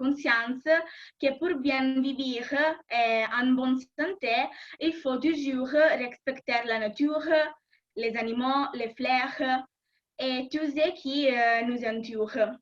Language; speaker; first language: French; non-native, learner; Italian